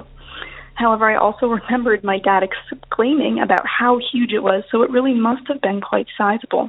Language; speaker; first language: English; native; English